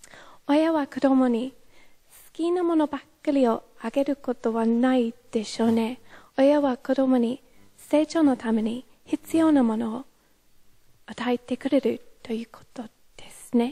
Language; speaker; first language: Japanese; non-native, fluent; English